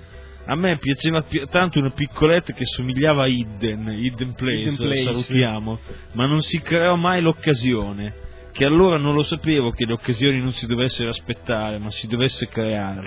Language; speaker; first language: Italian; native; Italian